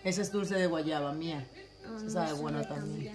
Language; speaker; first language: Spanish; native; Spanish